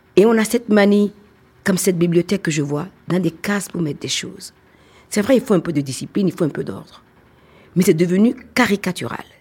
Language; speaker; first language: French; non-native, local second language; Fon